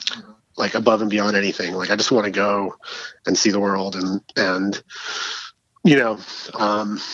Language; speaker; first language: English; native; English